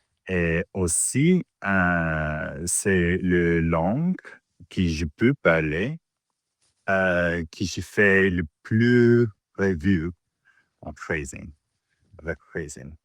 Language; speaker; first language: French; non-native, learner; English